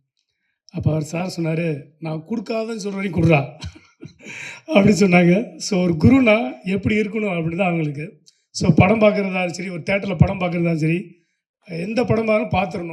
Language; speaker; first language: Tamil; native; Tamil